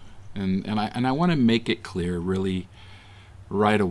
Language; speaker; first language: English; native; English